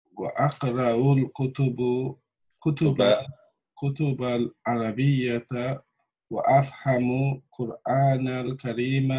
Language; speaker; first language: Arabic; non-native, learner; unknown